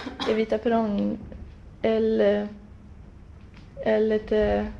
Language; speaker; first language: French; non-native, learner; Swedish